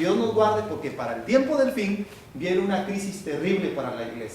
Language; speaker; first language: Spanish; native; Spanish